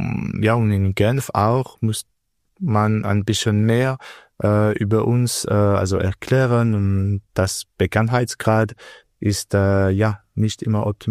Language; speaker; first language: German; non-native, local second language; French